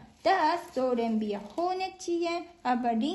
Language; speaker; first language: German; non-native, learner; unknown